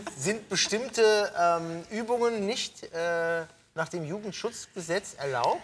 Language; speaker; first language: German; native; German